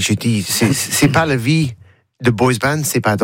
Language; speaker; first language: French; non-native, learner; English